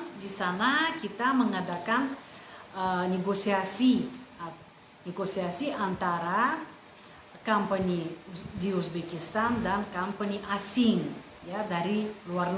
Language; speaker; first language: Indonesian; non-native, fluent; Russian